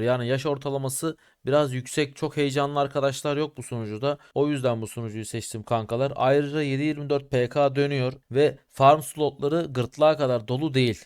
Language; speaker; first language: Turkish; native; Turkish